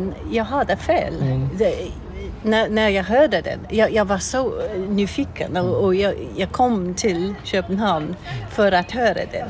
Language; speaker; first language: Swedish; non-native, fluent; English